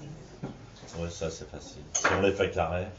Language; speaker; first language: French; native; French